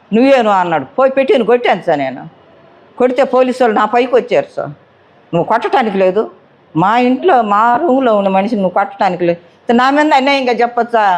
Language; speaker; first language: Telugu; native; Telugu